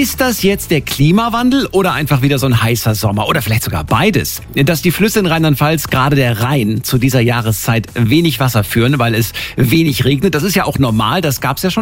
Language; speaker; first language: German; native; German